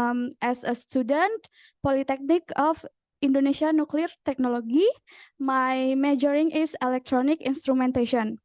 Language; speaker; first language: English; non-native, learner; Indonesian